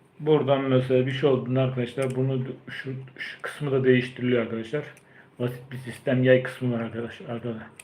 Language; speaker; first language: Turkish; early bilingual, heritage; Turkish